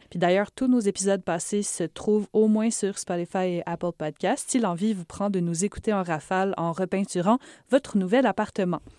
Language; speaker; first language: French; native; French